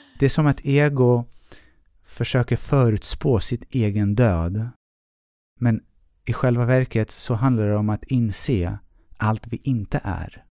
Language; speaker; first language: Swedish; early bilingual, other home language; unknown